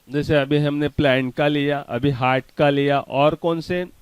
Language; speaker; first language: Hindi; non-native, local second language; Marathi